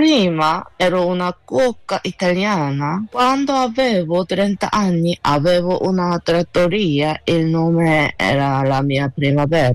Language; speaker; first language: Italian; non-native, learner; Korean